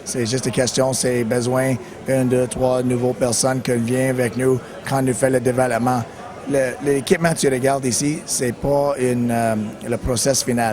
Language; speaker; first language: French; non-native, learner; English